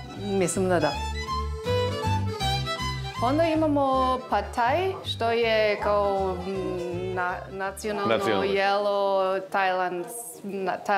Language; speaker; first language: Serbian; non-native, learner; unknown